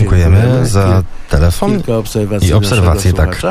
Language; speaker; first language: Polish; native; Polish